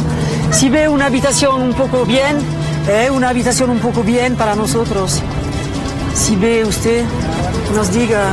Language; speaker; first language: Spanish; non-native, learner; French